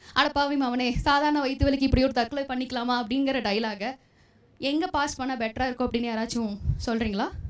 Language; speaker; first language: Tamil; non-native, local second language; Telugu